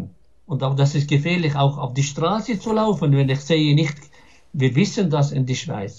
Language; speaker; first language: German; non-native, fluent; Arabic